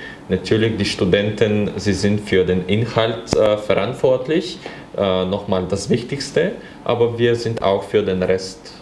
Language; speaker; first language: German; non-native, fluent; Bulgarian